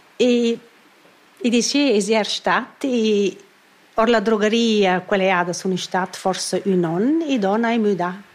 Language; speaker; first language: Italian; non-native, local second language; Romansh